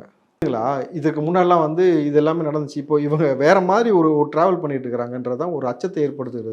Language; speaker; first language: Tamil; native; Tamil